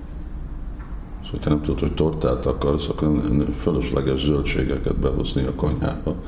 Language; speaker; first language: Hungarian; non-native, fluent; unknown